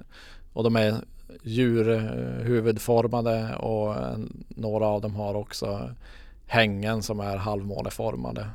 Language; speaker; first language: Swedish; native; Swedish